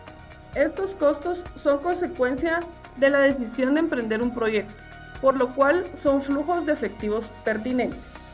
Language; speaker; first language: Spanish; native; Spanish